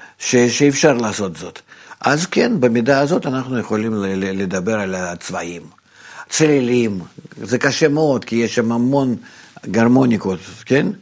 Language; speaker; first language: Hebrew; non-native, fluent; Russian